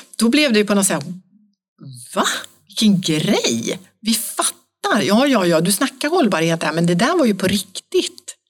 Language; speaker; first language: Swedish; native; Swedish